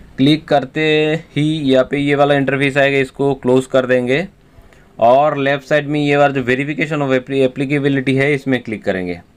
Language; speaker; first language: Hindi; non-native, local second language; Bangla